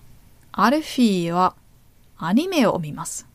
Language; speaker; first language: Japanese; non-native, learner; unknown